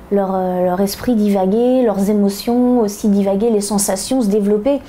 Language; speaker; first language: French; native; French